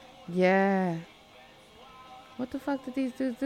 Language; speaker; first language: English; early bilingual, other home language; Spanish